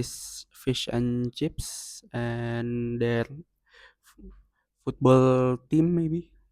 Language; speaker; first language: English; non-native, learner; Indonesian